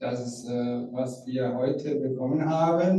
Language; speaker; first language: German; non-native, learner; Rundi